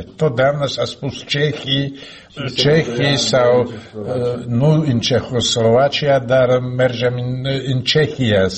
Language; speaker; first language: Romanian; non-native, learner; Slovak